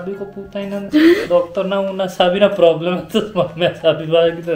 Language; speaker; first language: Filipino; non-native, learner; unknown